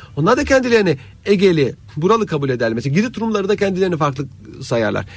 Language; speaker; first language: Turkish; native; Turkish